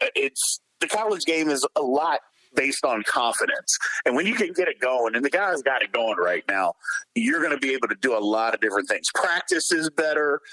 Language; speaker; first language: English; native; English